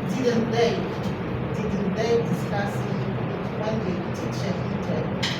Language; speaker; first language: English; non-native, learner; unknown